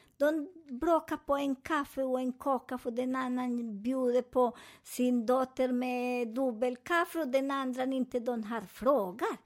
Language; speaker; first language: Swedish; non-native, fluent; Spanish